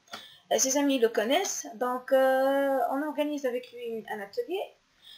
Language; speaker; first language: French; non-native, local second language; Arabic